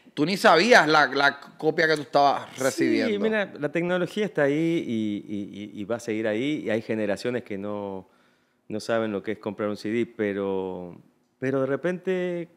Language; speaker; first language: Spanish; native; Spanish